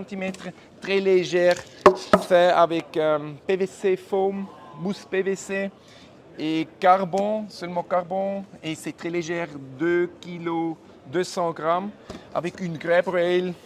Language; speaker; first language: French; non-native, fluent; German